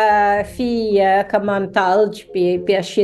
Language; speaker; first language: Arabic; non-native, learner; English